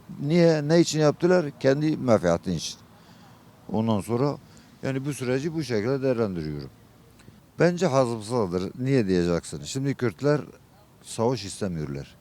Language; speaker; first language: Turkish; non-native, local second language; Kurdish